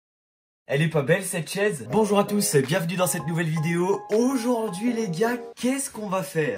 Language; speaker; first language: French; native; French